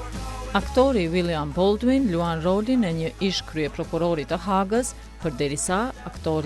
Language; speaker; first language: Albanian; native; Albanian